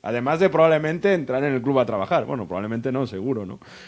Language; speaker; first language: Spanish; native; Spanish